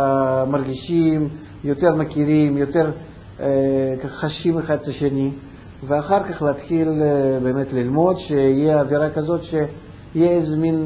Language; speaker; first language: Hebrew; non-native, fluent; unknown